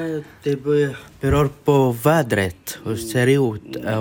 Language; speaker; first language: Swedish; non-native, learner; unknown